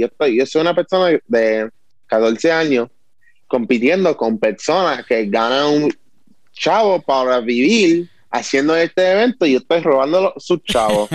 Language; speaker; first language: Spanish; early bilingual, heritage; Spanish